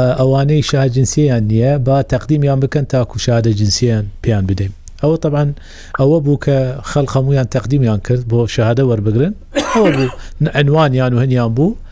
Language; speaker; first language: Central Kurdish; non-native, local second language; Southern Kurdish